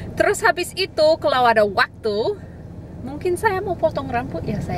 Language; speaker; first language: Malay; non-native, fluent; English